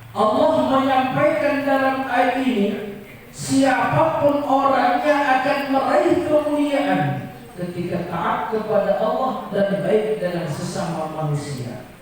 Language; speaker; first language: Indonesian; non-native, local second language; Minangkabau